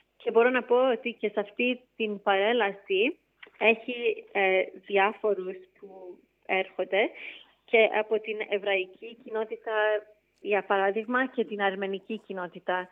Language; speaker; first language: Greek; early bilingual, heritage; Greek